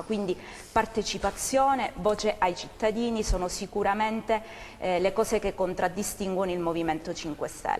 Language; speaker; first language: Italian; native; Italian